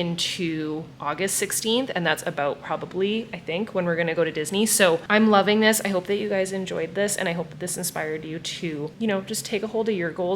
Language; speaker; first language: English; native; English